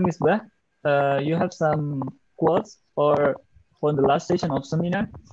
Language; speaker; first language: English; non-native, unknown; Indonesian